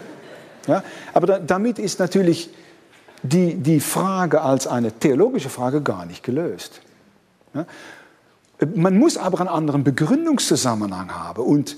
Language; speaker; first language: German; non-native, fluent; Dutch